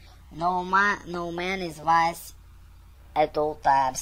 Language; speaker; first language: English; non-native, fluent; Russian